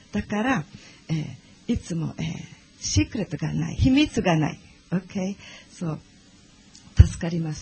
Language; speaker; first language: Japanese; non-native, learner; English